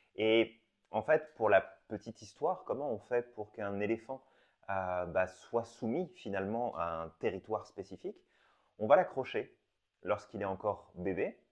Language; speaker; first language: French; native; French